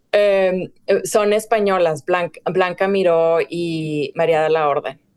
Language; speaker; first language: Spanish; native; Spanish